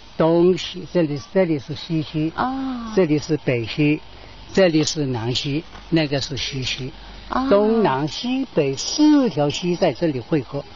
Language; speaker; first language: Chinese; native; Chinese